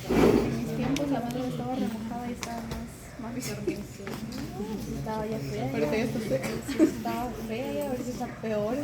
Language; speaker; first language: Spanish; native; Spanish